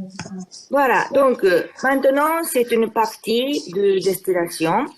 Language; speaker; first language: French; non-native, fluent; Japanese